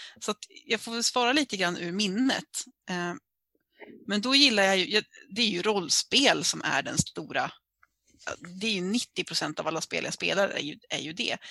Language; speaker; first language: Swedish; native; Swedish